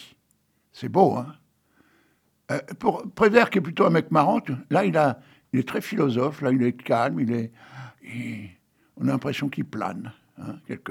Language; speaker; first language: French; native; French